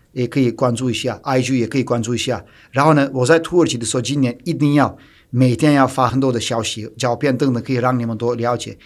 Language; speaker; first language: Chinese; non-native, fluent; Turkish